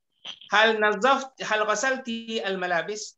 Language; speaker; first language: Arabic; non-native, fluent; Malay